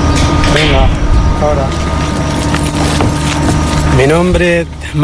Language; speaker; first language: Spanish; non-native, learner; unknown